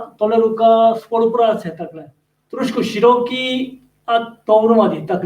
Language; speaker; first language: Czech; non-native, learner; Korean